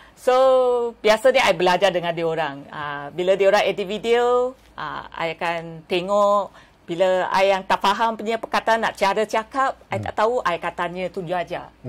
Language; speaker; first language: Malay; non-native, local second language; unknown